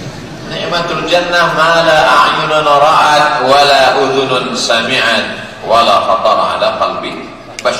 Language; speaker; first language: Arabic; non-native, fluent; Indonesian